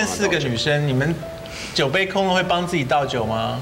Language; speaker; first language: Chinese; native; Chinese